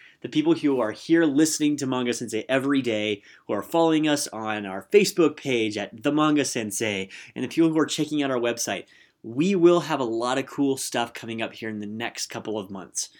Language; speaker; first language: English; native; English